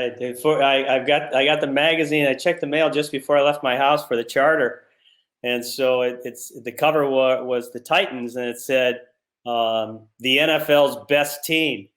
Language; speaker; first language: English; native; English